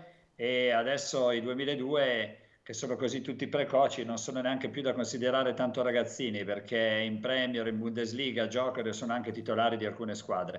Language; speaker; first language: Italian; native; Italian